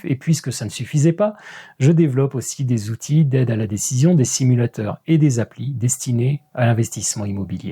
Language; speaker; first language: French; native; French